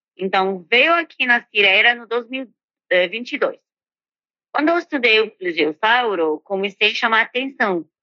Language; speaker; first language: Portuguese; non-native, fluent; Arabic